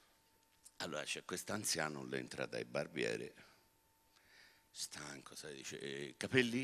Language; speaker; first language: Italian; native; Italian